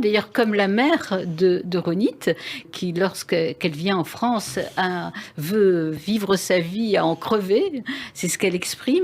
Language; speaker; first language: French; native; French